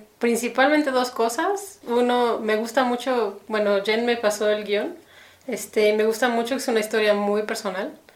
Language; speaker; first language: Spanish; native; Spanish